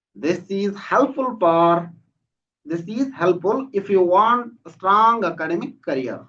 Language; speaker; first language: English; non-native, local second language; Kannada